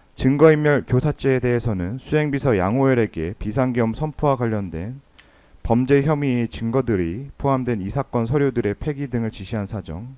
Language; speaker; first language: Korean; native; Korean